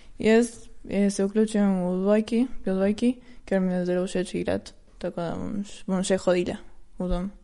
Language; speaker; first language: Slovenian; early bilingual, heritage; Slovenian